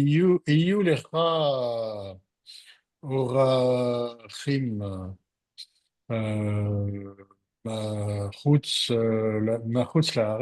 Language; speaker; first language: Hebrew; non-native, learner; French